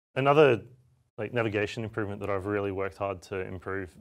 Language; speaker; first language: English; native; English